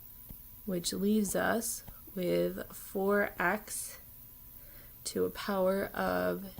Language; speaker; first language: English; native; English